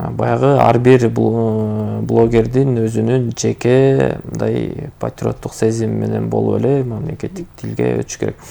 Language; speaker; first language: Kyrgyz; native; Kyrgyz